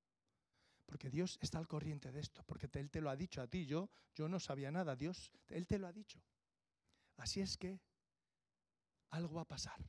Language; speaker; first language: Spanish; native; Spanish